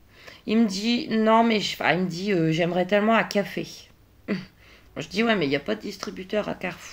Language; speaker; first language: French; native; French